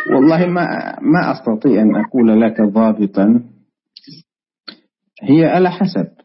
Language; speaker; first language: Arabic; non-native, fluent; Indonesian